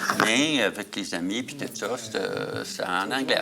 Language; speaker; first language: French; native; French